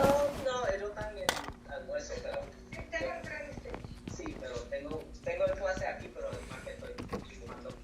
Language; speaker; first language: Spanish; non-native, learner; English